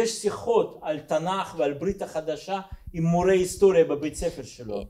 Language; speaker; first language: Hebrew; non-native, fluent; Russian